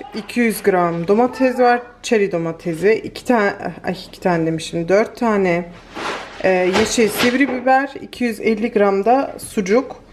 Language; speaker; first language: Turkish; early bilingual, heritage; Turkish